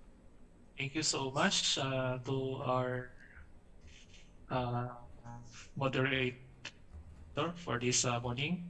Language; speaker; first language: English; non-native, fluent; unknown